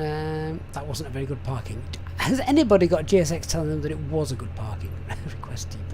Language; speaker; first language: English; native; English